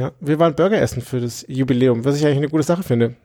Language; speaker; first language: German; native; German